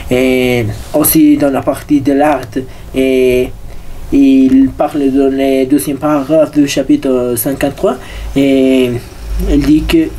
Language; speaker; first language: French; non-native, learner; Spanish